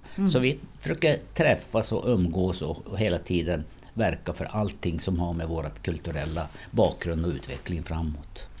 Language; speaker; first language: Swedish; native; Swedish